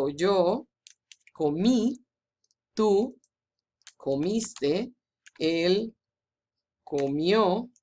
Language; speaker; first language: Spanish; non-native, fluent; English